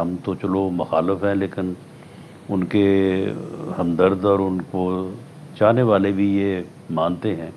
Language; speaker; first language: Urdu; non-native, local second language; Punjabi